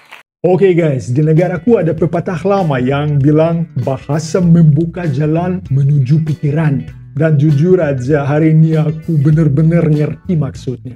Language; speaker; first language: Indonesian; non-native, fluent; Russian